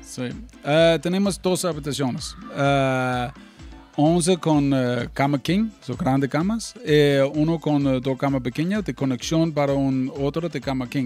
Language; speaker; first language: Spanish; non-native, learner; English